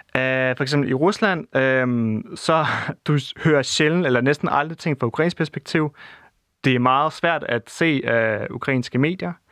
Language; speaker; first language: Danish; non-native, fluent; Russian